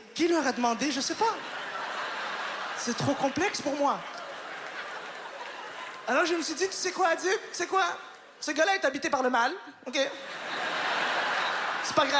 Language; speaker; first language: French; native; French